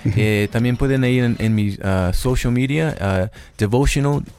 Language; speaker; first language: Spanish; early bilingual, heritage; Spanish